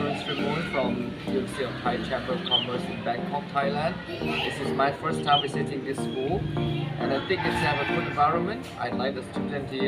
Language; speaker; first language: English; non-native, fluent; Thai